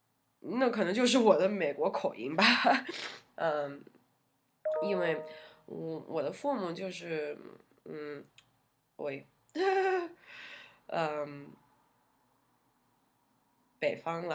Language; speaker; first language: Chinese; early bilingual, heritage; Chinese